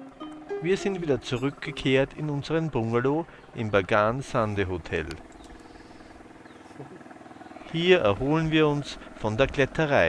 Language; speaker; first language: German; native; German